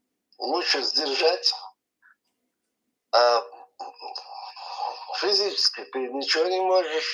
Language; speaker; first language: Russian; non-native, local second language; Chechen